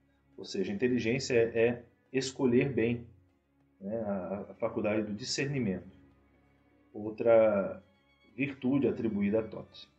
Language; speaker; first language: Portuguese; native; Portuguese